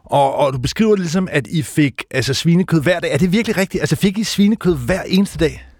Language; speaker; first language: Danish; native; Danish